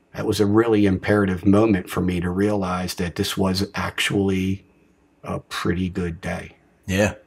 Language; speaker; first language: English; native; English